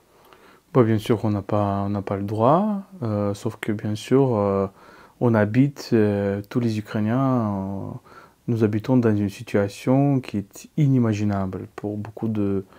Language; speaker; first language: French; non-native, fluent; Ukrainian